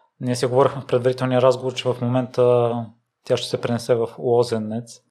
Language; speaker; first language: Bulgarian; native; Bulgarian